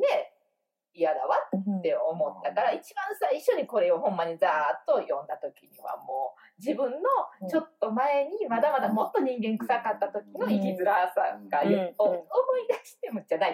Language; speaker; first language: Japanese; native; Japanese